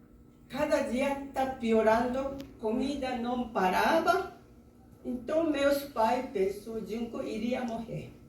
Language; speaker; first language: Portuguese; non-native, learner; Japanese